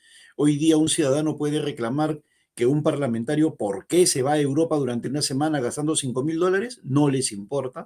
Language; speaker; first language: Spanish; native; Spanish